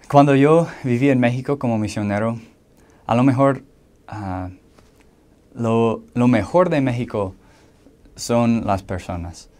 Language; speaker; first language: Spanish; non-native, fluent; English